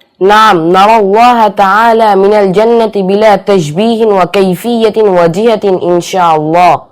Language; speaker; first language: Arabic; non-native, learner; Bangla